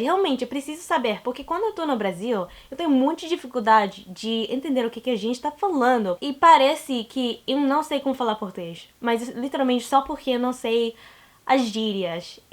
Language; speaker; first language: Portuguese; non-native, learner; English